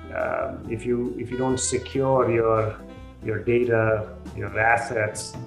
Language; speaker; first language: English; non-native, local second language; Hindi